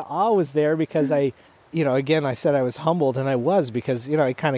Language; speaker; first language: English; native; English